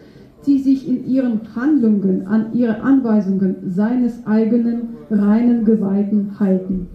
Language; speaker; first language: German; non-native, fluent; Russian